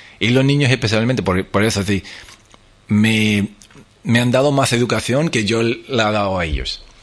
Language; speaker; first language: Spanish; non-native, fluent; English